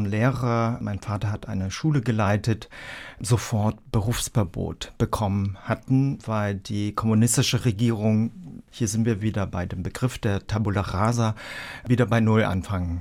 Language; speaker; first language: German; early bilingual, other home language; Vietnamese